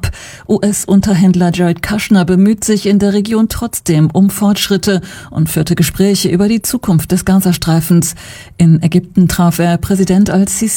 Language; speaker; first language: German; native; German